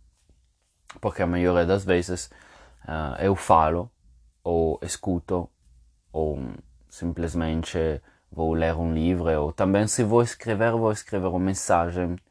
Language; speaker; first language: Portuguese; non-native, fluent; Spanish